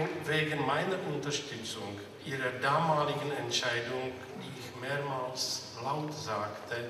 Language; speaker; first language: German; non-native, fluent; Czech